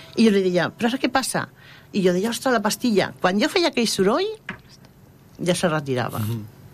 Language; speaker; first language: Catalan; non-native, local second language; Spanish